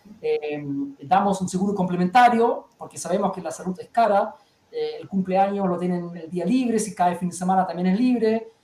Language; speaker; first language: Spanish; early bilingual, heritage; Spanish